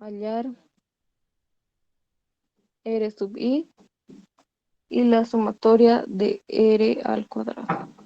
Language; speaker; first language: Spanish; native; Spanish